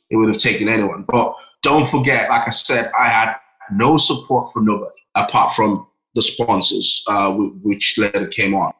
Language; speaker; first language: English; non-native, local second language; Yoruba